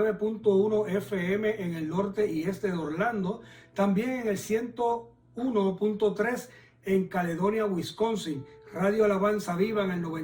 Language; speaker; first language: Spanish; native; Spanish